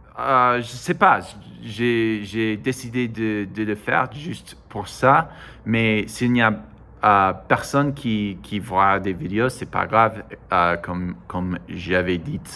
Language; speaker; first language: French; non-native, learner; English